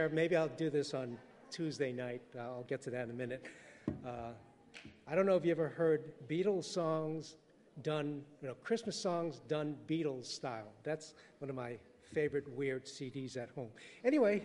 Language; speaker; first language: English; early bilingual, other home language; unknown